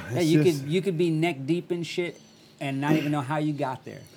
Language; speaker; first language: English; early bilingual, other home language; Spanish